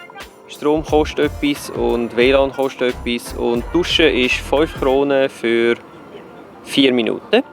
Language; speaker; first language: German; native; German